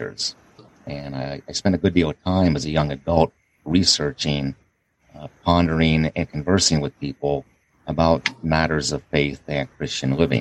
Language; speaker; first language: English; native; English